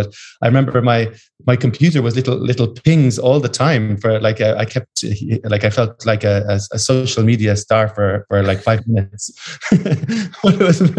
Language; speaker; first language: English; native; English